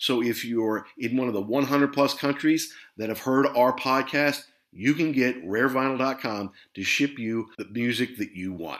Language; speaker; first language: English; native; English